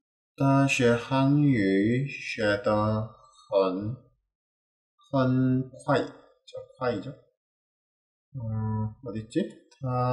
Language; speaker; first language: Chinese; non-native, learner; Korean